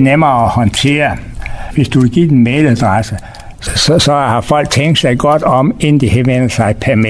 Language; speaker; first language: Danish; native; Danish